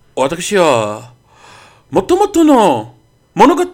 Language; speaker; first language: Japanese; non-native, fluent; Portuguese